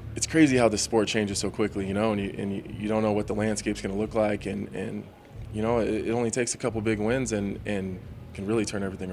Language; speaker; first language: English; native; English